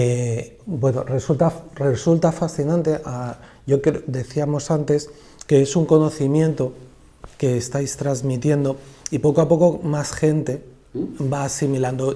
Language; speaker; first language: Spanish; native; Spanish